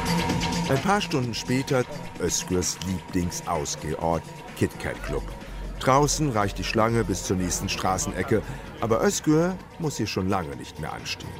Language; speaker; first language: German; native; German